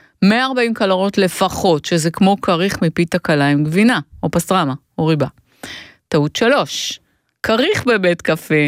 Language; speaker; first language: Hebrew; native; Hebrew